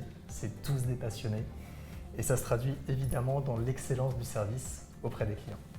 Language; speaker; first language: French; native; French